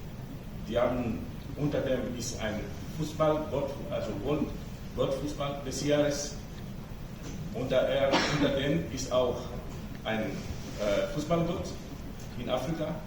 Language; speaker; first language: German; non-native, fluent; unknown